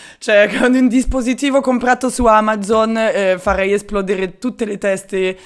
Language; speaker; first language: Italian; non-native, fluent; French